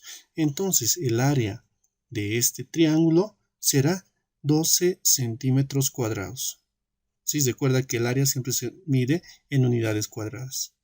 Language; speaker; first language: Spanish; native; Spanish